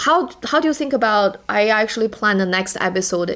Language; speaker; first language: English; non-native, fluent; Chinese